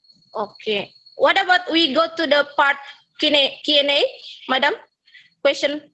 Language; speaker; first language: English; non-native, fluent; Indonesian